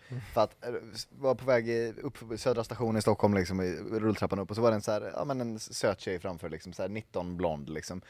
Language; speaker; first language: Swedish; native; Swedish